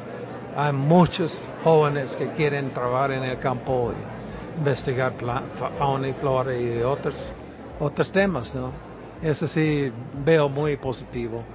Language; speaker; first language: Spanish; non-native, fluent; English